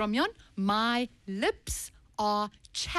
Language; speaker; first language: Korean; non-native, fluent; English